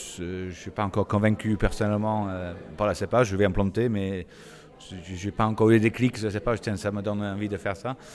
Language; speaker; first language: French; non-native, fluent; English